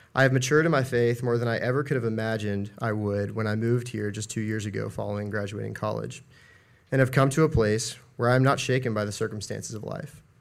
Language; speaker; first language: English; native; English